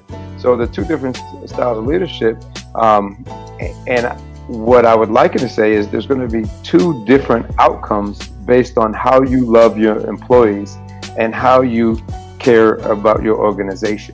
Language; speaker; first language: English; native; English